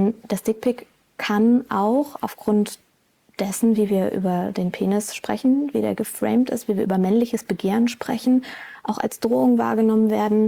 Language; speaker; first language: German; native; German